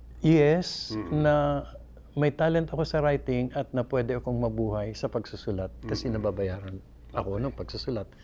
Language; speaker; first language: Filipino; non-native, local second language; Bikol